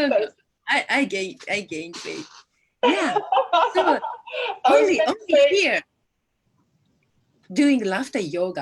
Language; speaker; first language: English; non-native, learner; Japanese